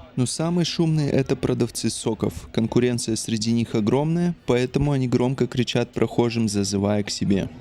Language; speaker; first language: Russian; native; Russian